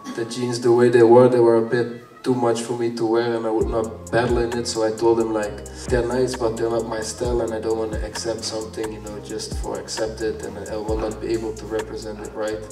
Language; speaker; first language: English; non-native, fluent; Dutch